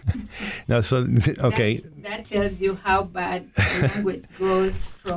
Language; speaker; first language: English; non-native, local second language; Kalenjin